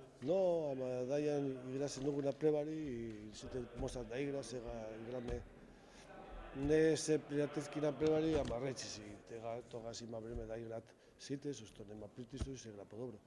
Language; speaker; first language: Macedonian; non-native, fluent; Spanish